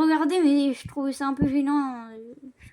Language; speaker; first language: French; native; French